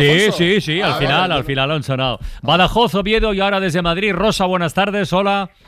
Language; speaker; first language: Spanish; native; Spanish